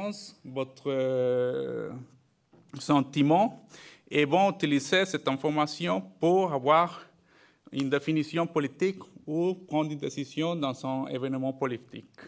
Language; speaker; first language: French; non-native, fluent; Spanish